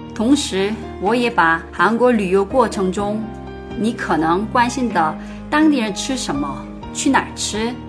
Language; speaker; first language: Chinese; non-native, fluent; Korean